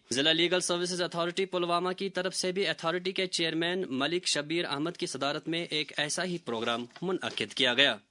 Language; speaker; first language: Urdu; non-native, local second language; Kashmiri